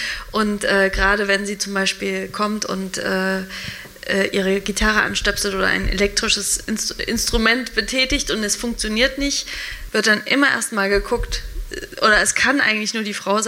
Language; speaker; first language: German; native; German